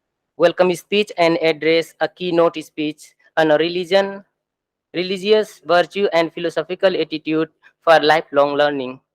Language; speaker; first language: English; non-native, fluent; Thai